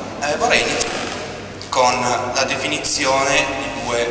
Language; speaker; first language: Italian; native; Italian